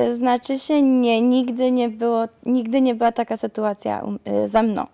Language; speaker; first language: Polish; early bilingual, heritage; Polish